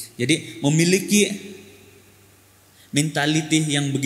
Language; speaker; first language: Malay; native; Malay